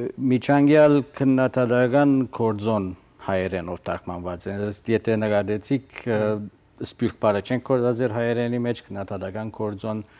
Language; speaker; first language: Armenian; early bilingual, heritage; Armenian